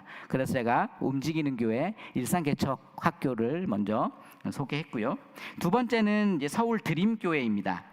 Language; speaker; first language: Korean; native; Korean